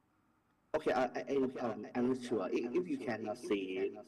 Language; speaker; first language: English; non-native, learner; Thai